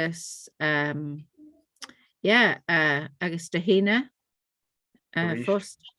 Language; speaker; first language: Irish; non-native, learner; English